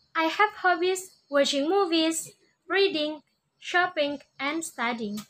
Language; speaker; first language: English; non-native, learner; Indonesian